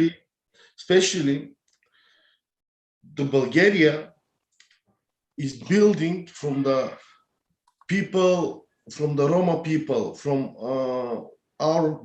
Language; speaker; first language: English; non-native, learner; Bulgarian